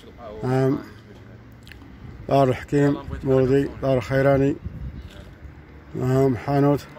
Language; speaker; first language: Arabic; native; Arabic